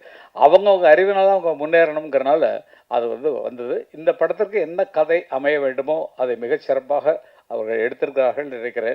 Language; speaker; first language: Tamil; native; Tamil